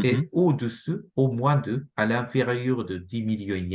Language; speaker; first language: French; non-native, fluent; Japanese